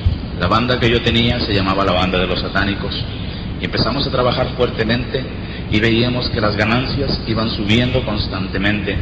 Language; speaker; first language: Spanish; native; Spanish